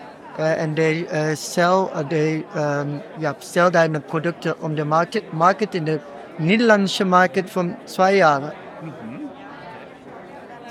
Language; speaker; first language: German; non-native, learner; Dutch